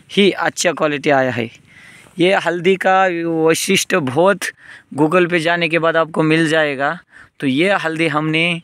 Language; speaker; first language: Hindi; non-native, local second language; Marathi